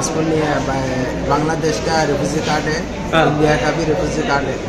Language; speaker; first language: Hindi; non-native, learner; Rohingya